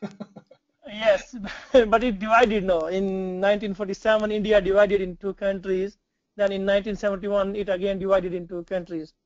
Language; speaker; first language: English; non-native, local second language; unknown